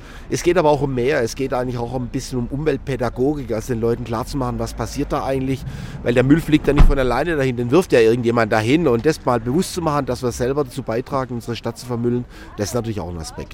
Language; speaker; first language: German; native; German